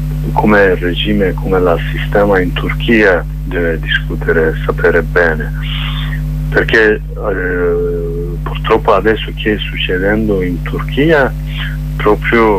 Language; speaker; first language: Italian; non-native, learner; Kurdish